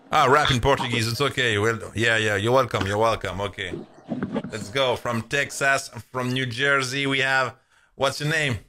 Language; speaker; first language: English; non-native, learner; French